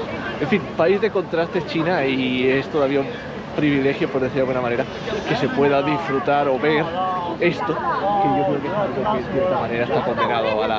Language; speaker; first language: Spanish; native; Spanish